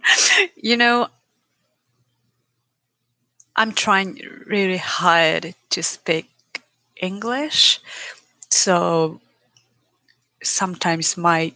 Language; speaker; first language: English; non-native, learner; Japanese